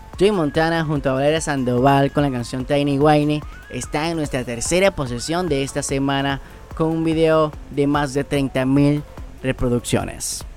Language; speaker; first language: Spanish; native; Spanish